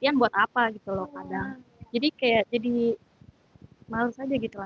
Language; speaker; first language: Indonesian; native; Indonesian